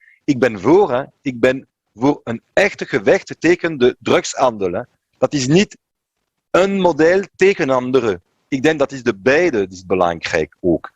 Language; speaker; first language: Dutch; non-native, local second language; French